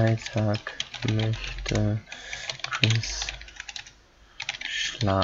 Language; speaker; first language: German; non-native, fluent; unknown